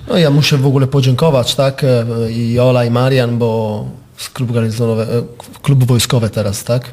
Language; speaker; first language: Polish; non-native, fluent; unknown